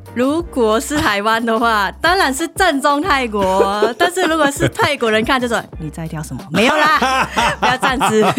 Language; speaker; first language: Chinese; non-native, fluent; Thai